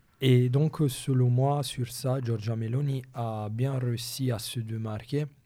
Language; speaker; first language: French; non-native, local second language; Italian